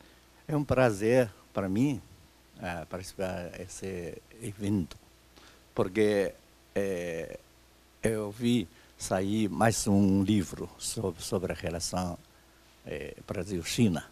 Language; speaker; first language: Portuguese; non-native, fluent; Chinese